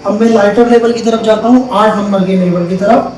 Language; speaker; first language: Hindi; native; Hindi